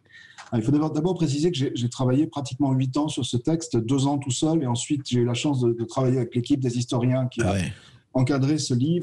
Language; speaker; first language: French; native; French